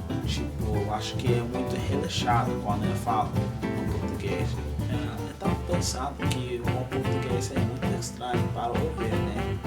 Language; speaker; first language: Portuguese; non-native, learner; English